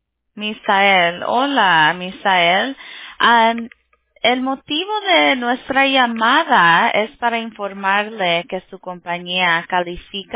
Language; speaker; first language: Spanish; early bilingual, heritage; Spanish